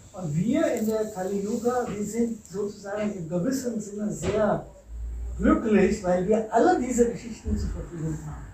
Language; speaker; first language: German; non-native, fluent; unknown